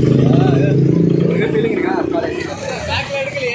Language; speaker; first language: Tamil; native; Tamil